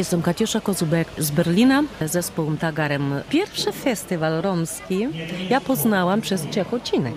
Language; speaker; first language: Polish; non-native, learner; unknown